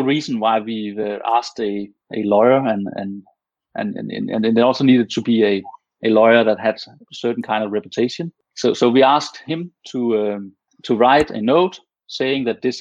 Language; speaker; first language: English; non-native, fluent; Danish